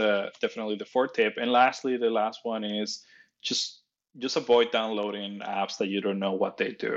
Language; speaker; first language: English; non-native, fluent; Spanish